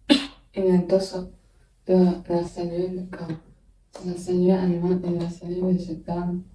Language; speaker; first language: French; non-native, learner; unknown